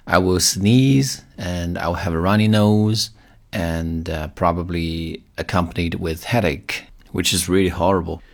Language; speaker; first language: English; non-native, fluent; Chinese